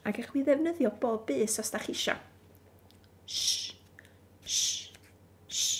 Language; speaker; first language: Welsh; native; Welsh